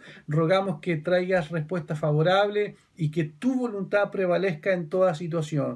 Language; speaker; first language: Spanish; native; Spanish